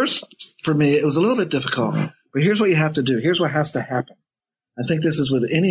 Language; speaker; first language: English; native; English